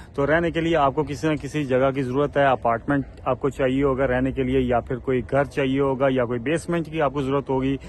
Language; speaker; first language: Urdu; non-native, local second language; Punjabi